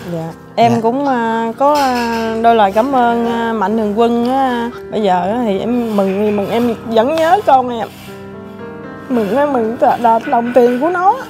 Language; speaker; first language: Vietnamese; native; Vietnamese